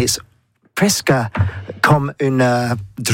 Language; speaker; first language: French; non-native, learner; English